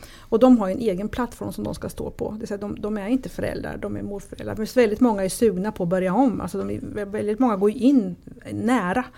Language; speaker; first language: Swedish; early bilingual, other home language; Italian